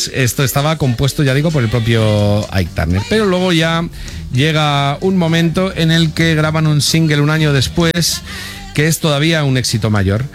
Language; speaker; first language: Spanish; native; Spanish